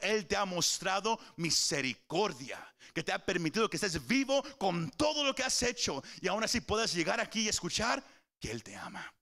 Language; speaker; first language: Spanish; early bilingual, heritage; Spanish